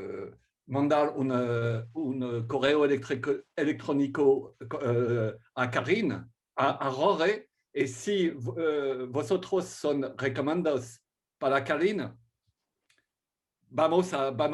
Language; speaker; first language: Spanish; non-native, learner; French